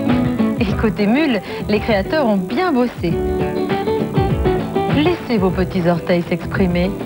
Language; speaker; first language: French; native; French